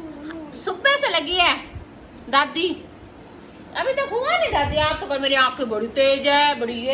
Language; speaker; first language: Hindi; native; Hindi